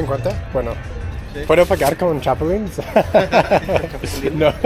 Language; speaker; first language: Spanish; non-native, learner; English